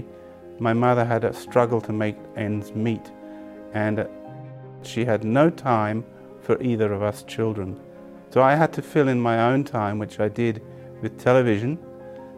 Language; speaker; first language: English; native; English